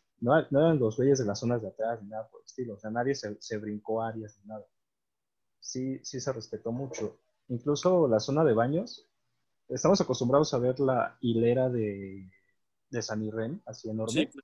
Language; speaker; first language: Spanish; native; Spanish